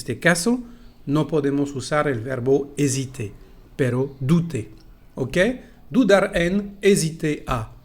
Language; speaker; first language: Spanish; non-native, fluent; French